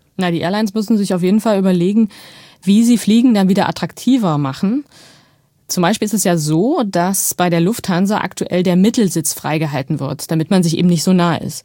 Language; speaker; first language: German; native; German